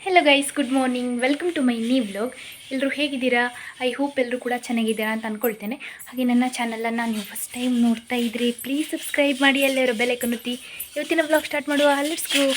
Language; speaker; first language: Kannada; native; Kannada